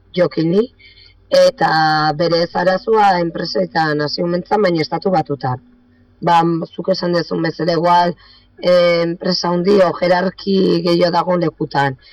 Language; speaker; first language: Basque; non-native, local second language; Spanish